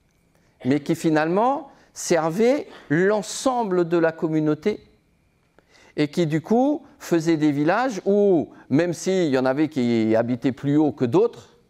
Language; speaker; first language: French; native; French